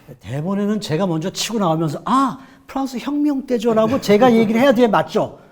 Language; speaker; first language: Korean; native; Korean